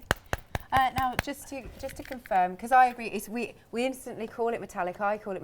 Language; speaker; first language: English; native; English